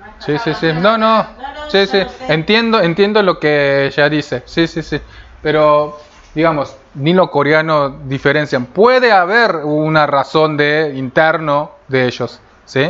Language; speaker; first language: Spanish; non-native, fluent; Korean